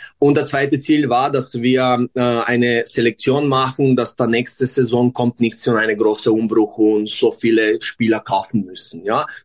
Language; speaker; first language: German; non-native, learner; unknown